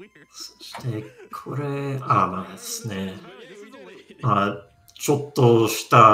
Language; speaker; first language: Japanese; non-native, learner; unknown